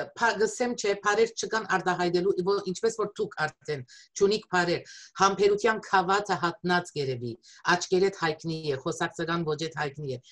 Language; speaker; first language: Armenian; early bilingual, heritage; Armenian